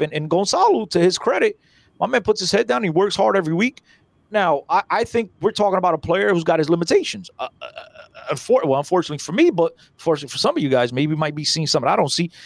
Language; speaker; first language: English; early bilingual, other home language; Portuguese